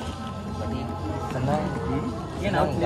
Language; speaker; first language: Indonesian; non-native, local second language; Balinese